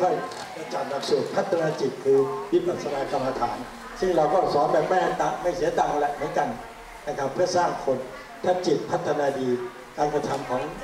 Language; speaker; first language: Thai; native; Thai